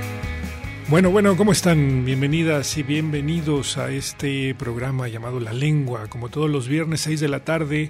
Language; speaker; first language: Spanish; native; Spanish